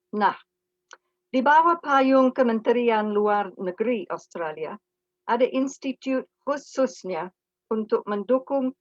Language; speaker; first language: Indonesian; non-native, fluent; English